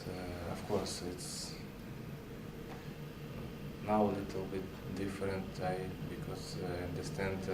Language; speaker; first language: English; non-native, learner; Russian